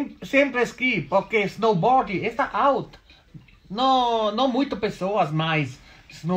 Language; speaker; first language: Portuguese; non-native, learner; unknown